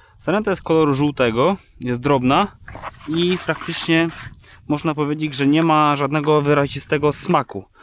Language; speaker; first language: Polish; native; Polish